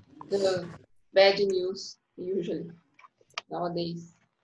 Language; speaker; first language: English; non-native, fluent; Portuguese